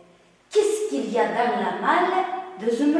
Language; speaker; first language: French; non-native, learner; Uzbek